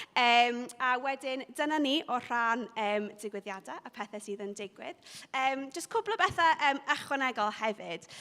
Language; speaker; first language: Welsh; non-native, local second language; English